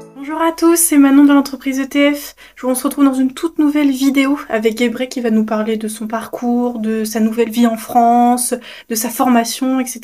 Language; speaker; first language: French; native; French